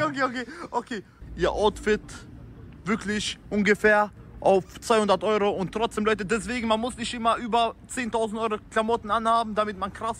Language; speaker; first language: German; early bilingual, other home language; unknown